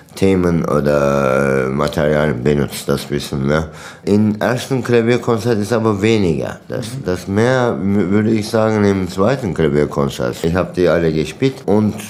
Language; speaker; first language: German; non-native, fluent; Turkish